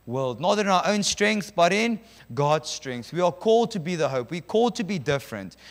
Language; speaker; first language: English; non-native, local second language; Afrikaans